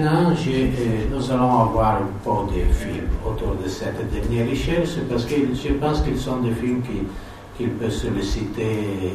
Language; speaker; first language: French; non-native, fluent; Italian